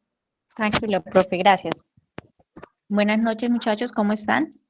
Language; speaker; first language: Spanish; native; Spanish